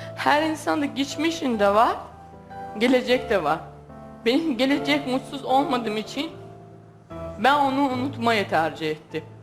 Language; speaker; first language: Turkish; non-native, learner; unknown